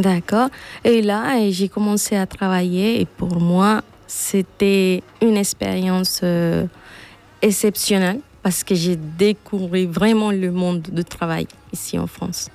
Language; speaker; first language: French; non-native, fluent; Spanish